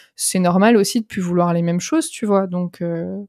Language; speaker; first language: French; native; French